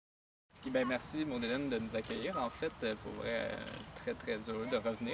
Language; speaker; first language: French; native; French